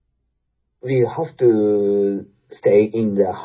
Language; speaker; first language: English; non-native, learner; Japanese